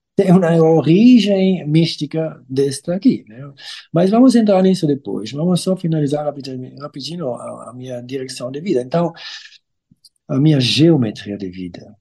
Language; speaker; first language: Portuguese; non-native, fluent; German